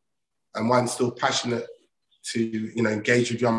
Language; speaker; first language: English; native; English